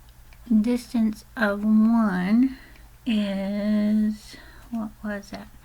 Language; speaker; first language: English; native; English